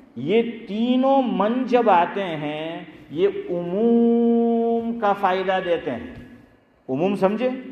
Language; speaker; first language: Urdu; non-native, local second language; Gujarati